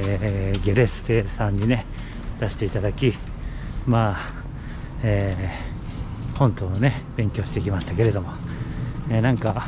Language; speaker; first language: Japanese; native; Japanese